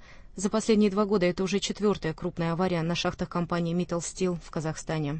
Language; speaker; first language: Russian; native; Russian